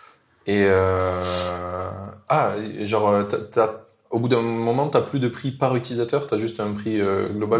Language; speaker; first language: French; native; French